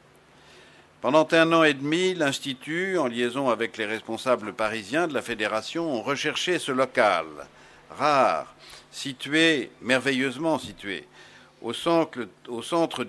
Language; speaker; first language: French; native; French